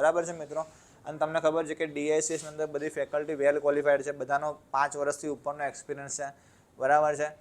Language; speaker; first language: Gujarati; native; Gujarati